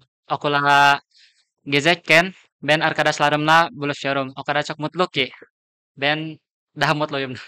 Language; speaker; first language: Turkish; non-native, learner; Indonesian